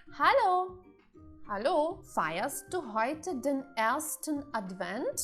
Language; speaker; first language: German; non-native, fluent; Ukrainian